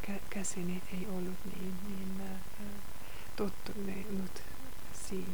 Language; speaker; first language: Finnish; non-native, fluent; Hungarian